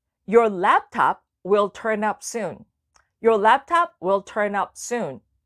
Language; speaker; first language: English; non-native, fluent; Korean